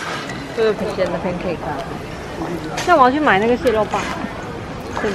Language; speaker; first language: Chinese; early bilingual, heritage; Chinese